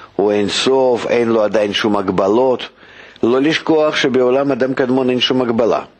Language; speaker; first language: Hebrew; non-native, fluent; Russian